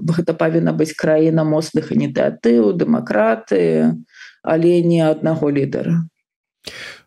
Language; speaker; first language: Belarusian; non-native, local second language; Russian